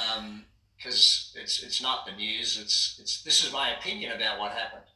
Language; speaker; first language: English; native; English